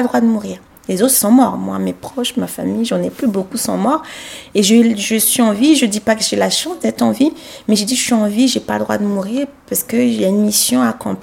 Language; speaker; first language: French; non-native, local second language; Sango